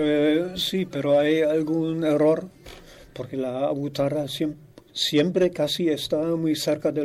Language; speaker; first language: Spanish; non-native, fluent; German